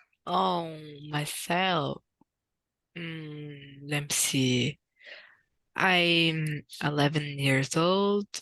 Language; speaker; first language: English; non-native, learner; Portuguese